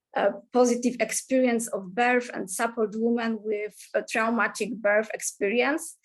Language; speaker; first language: English; non-native, fluent; Polish